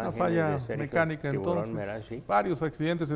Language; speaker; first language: Spanish; native; Spanish